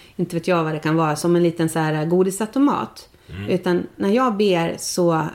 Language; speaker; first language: Swedish; native; Swedish